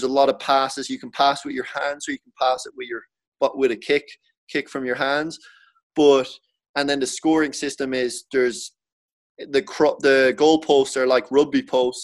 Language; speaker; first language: English; native; English